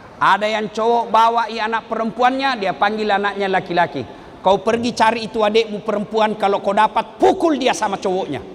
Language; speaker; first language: Indonesian; non-native, local second language; Buginese